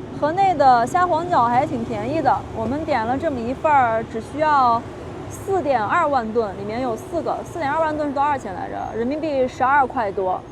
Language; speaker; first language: Chinese; native; Chinese